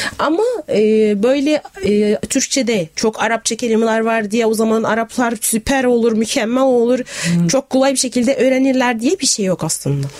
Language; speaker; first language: Turkish; non-native, fluent; Arabic